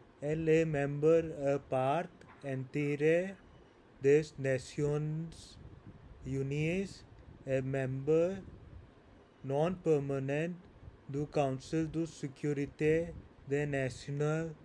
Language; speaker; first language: French; non-native, learner; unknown